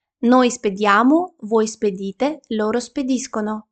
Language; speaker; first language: Italian; non-native, fluent; Ukrainian